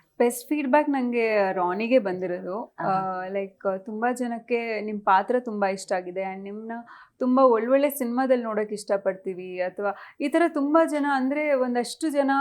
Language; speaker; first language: Kannada; native; Kannada